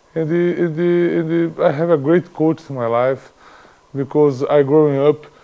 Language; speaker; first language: English; non-native, learner; Portuguese